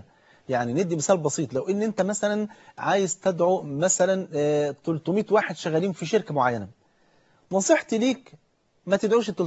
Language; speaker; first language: Arabic; native; Arabic